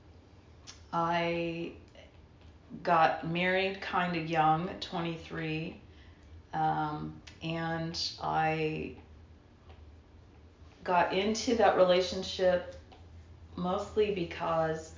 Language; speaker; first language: English; native; English